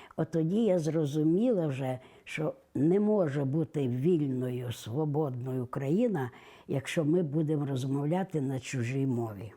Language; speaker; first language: Ukrainian; non-native, local second language; Russian